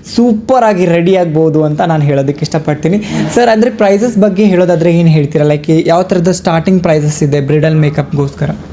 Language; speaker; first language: Kannada; native; Kannada